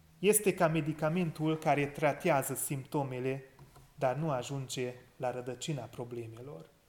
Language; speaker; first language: Romanian; non-native, local second language; Hungarian